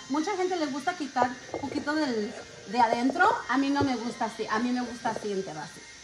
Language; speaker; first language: Spanish; early bilingual, heritage; Spanish